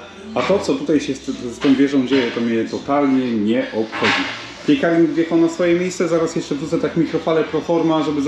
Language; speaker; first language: Polish; native; Polish